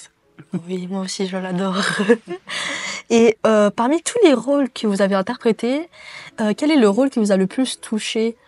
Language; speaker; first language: French; native; French